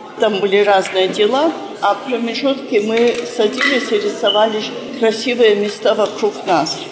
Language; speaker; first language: Russian; early bilingual, heritage; Russian